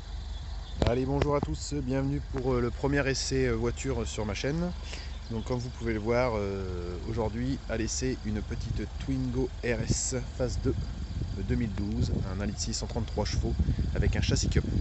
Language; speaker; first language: French; native; French